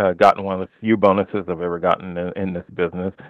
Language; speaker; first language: English; native; English